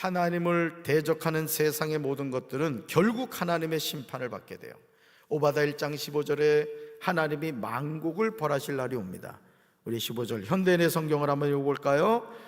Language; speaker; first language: Korean; native; Korean